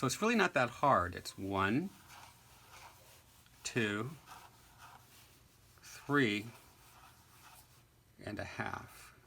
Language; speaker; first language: English; native; English